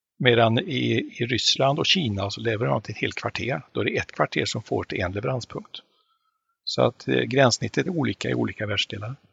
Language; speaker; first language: Swedish; native; Swedish